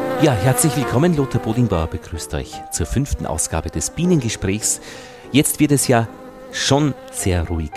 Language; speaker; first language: German; native; German